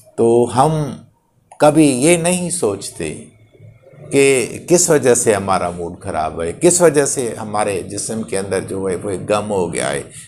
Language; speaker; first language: Urdu; non-native, local second language; Sindhi